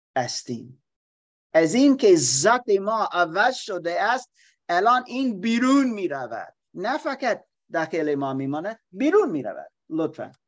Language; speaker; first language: Persian; non-native, learner; German